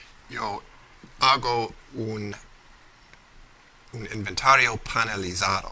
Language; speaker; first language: Spanish; non-native, fluent; English